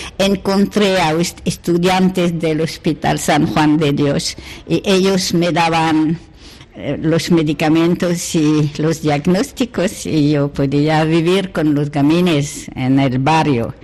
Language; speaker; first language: Spanish; non-native, fluent; French